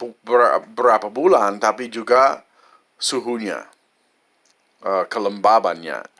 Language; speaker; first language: Indonesian; non-native, fluent; English